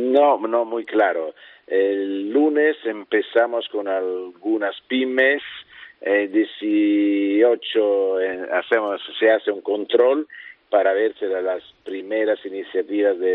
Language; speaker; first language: Spanish; non-native, fluent; Italian